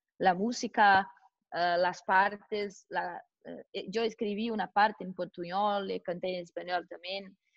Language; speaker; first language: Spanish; non-native, learner; Portuguese